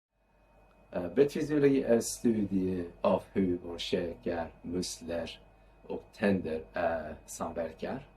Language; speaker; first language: Swedish; non-native, fluent; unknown